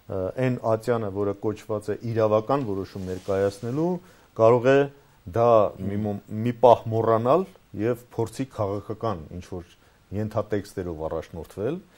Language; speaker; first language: Armenian; native; Armenian